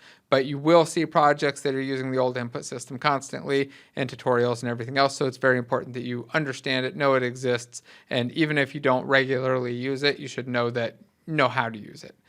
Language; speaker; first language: English; native; English